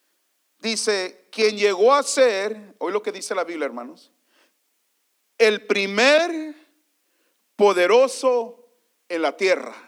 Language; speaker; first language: Spanish; early bilingual, heritage; Spanish